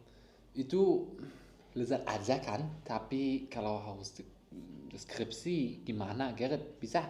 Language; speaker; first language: Indonesian; non-native, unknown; German